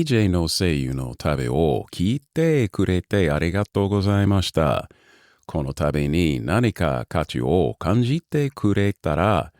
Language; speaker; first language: Japanese; non-native, learner; English